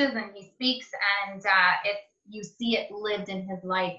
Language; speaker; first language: English; native; English